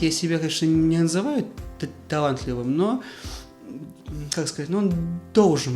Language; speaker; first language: Russian; native; Russian